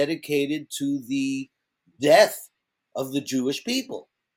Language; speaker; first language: English; early bilingual, other home language; Yiddish